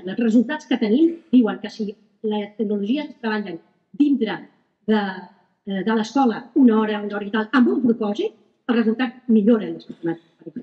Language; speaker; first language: Catalan; native; Catalan